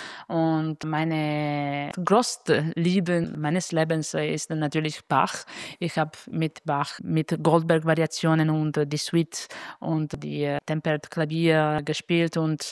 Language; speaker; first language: German; non-native, fluent; Italian